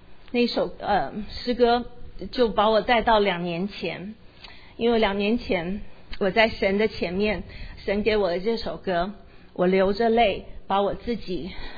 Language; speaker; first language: Chinese; native; Chinese